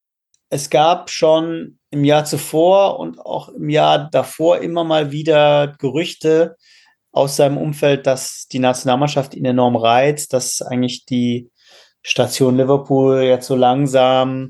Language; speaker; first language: German; native; German